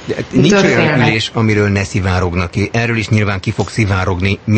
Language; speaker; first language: Hungarian; native; Hungarian